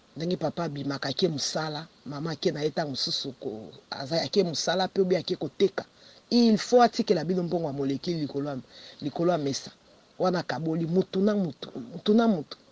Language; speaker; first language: Lingala; native; Lingala